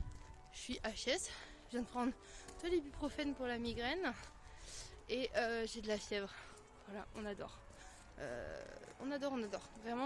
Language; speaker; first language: French; native; French